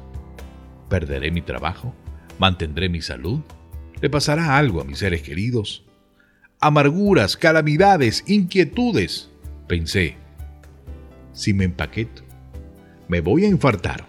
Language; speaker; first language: Spanish; native; Spanish